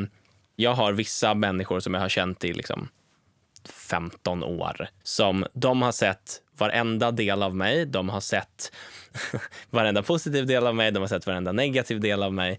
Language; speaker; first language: Swedish; native; Swedish